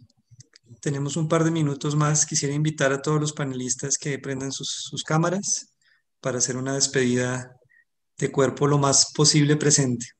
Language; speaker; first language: Spanish; native; Spanish